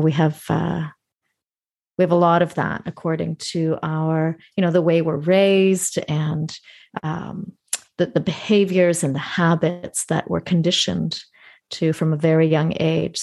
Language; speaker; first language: English; native; English